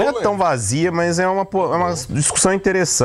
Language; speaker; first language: Portuguese; native; Portuguese